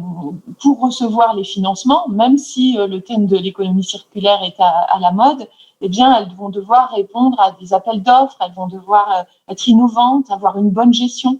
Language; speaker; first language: French; native; French